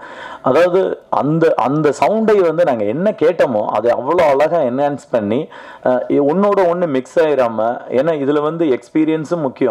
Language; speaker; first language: Tamil; native; Tamil